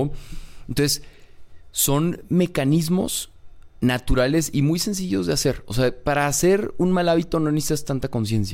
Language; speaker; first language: Spanish; native; Spanish